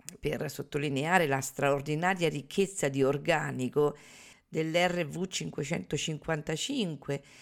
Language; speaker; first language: Italian; native; Italian